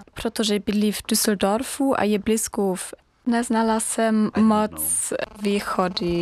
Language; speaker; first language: Czech; non-native, learner; German